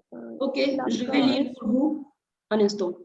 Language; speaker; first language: French; non-native, fluent; Hindi